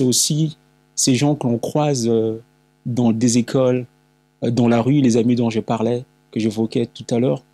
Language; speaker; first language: French; non-native, local second language; Lingala